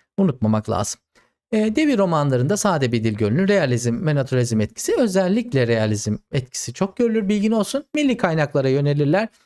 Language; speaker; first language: Turkish; native; Turkish